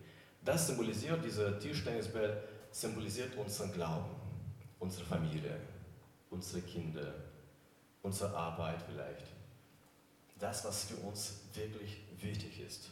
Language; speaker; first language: German; non-native, fluent; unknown